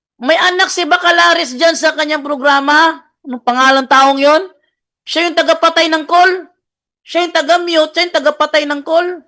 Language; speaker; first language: Filipino; non-native, local second language; Cebuano